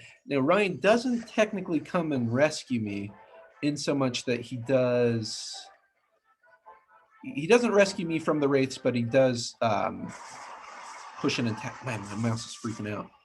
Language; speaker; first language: English; native; English